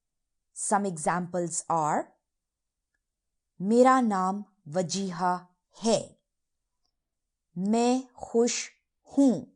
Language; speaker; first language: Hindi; early bilingual, heritage; Urdu